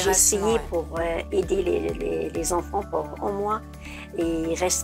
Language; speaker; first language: French; non-native, learner; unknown